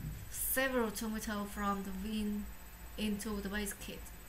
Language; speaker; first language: English; non-native, learner; Vietnamese